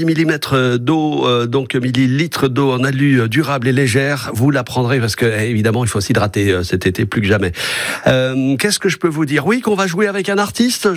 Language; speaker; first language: French; native; French